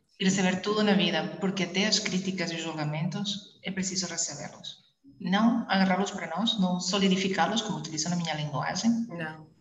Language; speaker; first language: Portuguese; early bilingual, heritage; Spanish